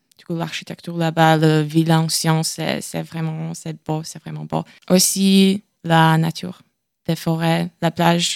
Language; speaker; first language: French; non-native, learner; Latvian